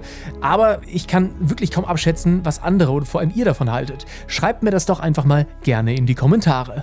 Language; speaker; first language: German; native; German